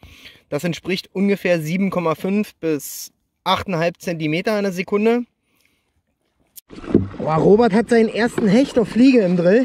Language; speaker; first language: German; native; German